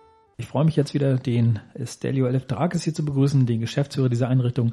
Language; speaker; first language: German; native; German